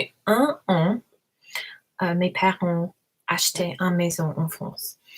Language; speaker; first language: French; non-native, learner; English